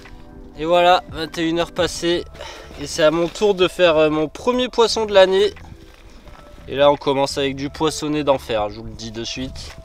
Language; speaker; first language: French; native; French